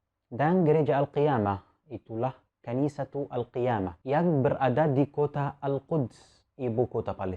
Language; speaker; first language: Indonesian; non-native, fluent; Arabic